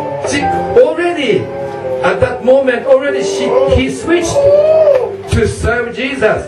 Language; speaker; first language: English; non-native, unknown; Japanese